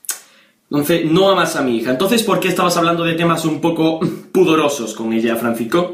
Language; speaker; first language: Spanish; native; Spanish